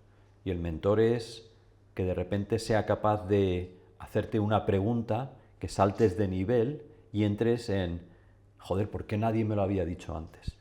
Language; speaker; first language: Spanish; native; Spanish